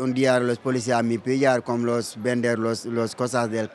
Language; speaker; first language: Spanish; non-native, learner; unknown